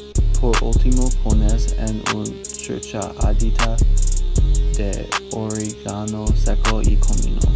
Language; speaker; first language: Spanish; non-native, learner; English